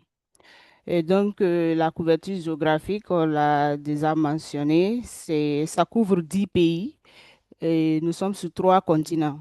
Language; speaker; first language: French; non-native, local second language; Susu